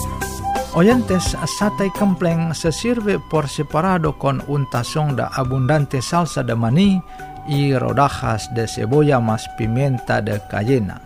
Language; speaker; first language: Spanish; non-native, fluent; Indonesian